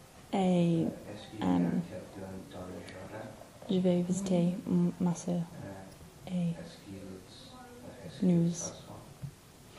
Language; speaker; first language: French; non-native, learner; English